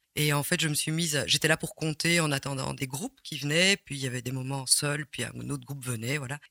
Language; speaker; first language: French; native; French